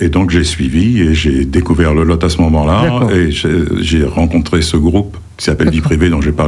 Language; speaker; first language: French; native; French